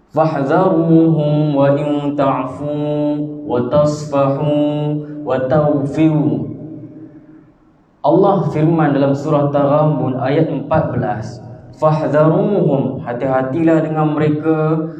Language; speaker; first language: Malay; native; Malay